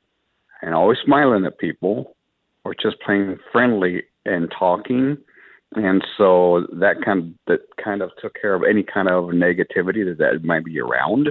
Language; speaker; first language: English; early bilingual, other home language; Spanish